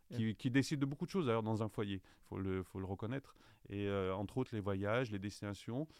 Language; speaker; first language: French; native; French